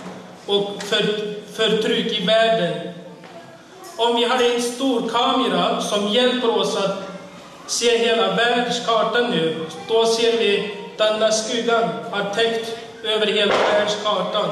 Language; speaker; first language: Swedish; non-native, fluent; Uyghur